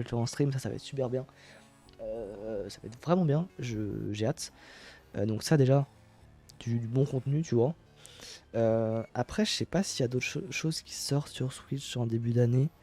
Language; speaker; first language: French; native; French